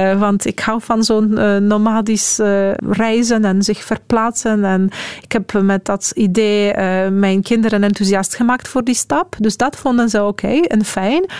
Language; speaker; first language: Dutch; non-native, fluent; Polish